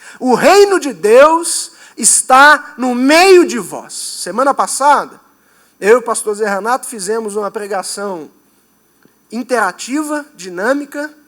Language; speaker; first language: Portuguese; native; Portuguese